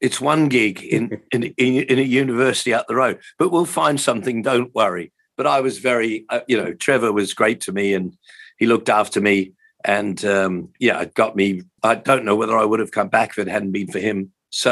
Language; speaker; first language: English; native; English